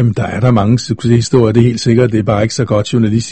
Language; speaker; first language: Danish; native; Danish